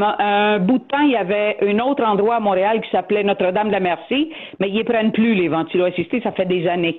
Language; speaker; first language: French; native; French